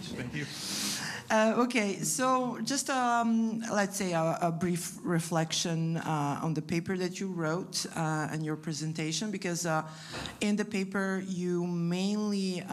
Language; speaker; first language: English; non-native, fluent; Italian